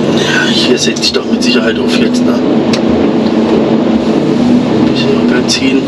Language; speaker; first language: German; native; German